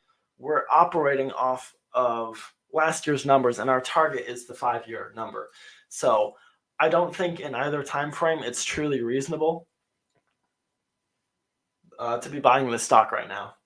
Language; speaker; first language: English; native; English